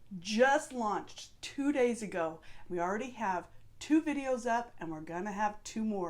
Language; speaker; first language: English; native; English